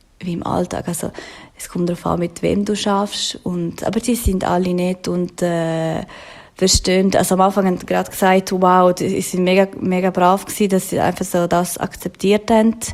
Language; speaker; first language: German; non-native, local second language; Italian